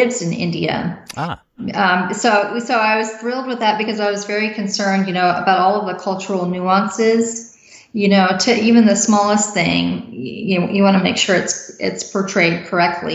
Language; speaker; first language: English; native; English